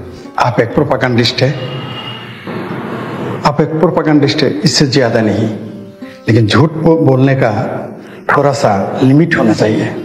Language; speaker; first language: Hindi; non-native, fluent; Bangla